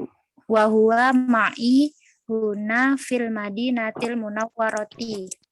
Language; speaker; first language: Arabic; non-native, learner; Indonesian